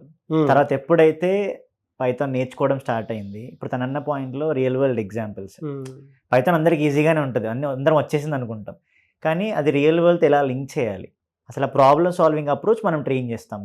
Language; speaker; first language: Telugu; native; Telugu